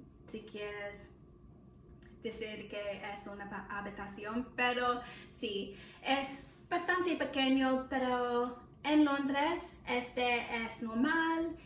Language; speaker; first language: Spanish; non-native, learner; English